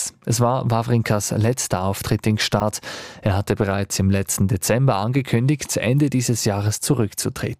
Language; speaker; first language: German; native; German